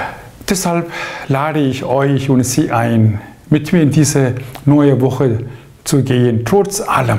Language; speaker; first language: German; non-native, fluent; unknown